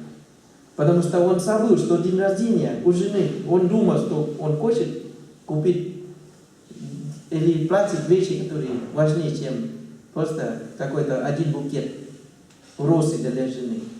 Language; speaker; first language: Russian; non-native, fluent; Thai